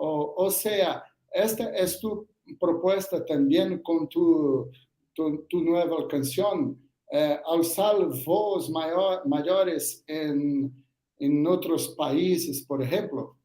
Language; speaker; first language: Spanish; non-native, learner; Portuguese